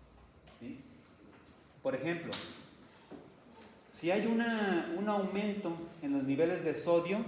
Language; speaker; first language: Spanish; native; Spanish